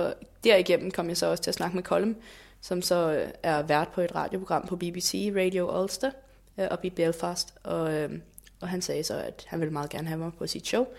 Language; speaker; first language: Danish; native; Danish